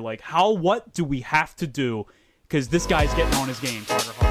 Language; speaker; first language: English; native; English